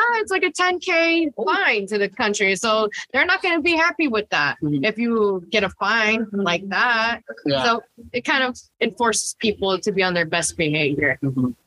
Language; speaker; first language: English; early bilingual, other home language; Spanish